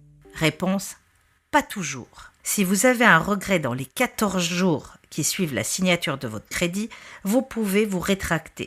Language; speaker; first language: French; native; French